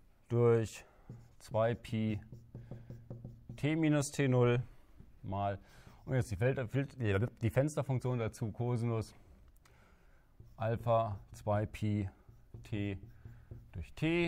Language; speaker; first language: German; native; German